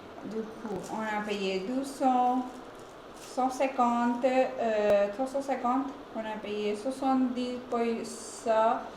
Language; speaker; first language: French; non-native, fluent; Hindi